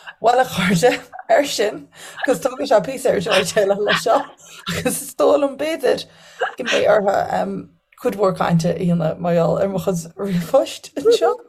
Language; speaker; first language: Irish; native; Irish